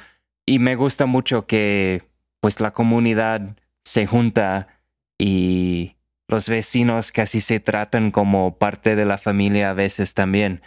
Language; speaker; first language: Spanish; non-native, fluent; English